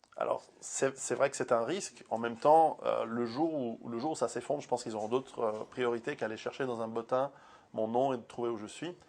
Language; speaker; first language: French; early bilingual, other home language; Italian